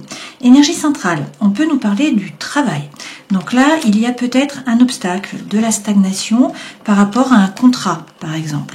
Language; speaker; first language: French; native; French